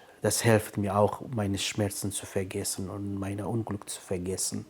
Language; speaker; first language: German; non-native, fluent; Kurdish